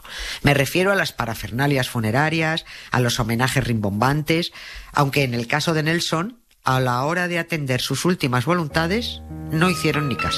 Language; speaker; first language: Spanish; native; Spanish